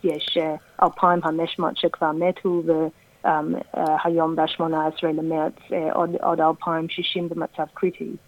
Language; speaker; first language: Hebrew; non-native, fluent; English